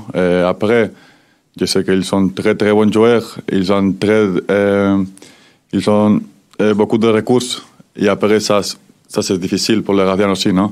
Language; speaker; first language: French; non-native, fluent; Spanish